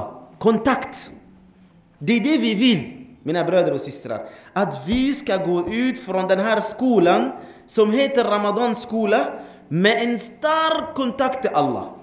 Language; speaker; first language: Swedish; non-native, fluent; Arabic